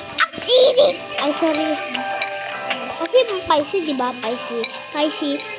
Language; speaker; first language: Filipino; non-native, local second language; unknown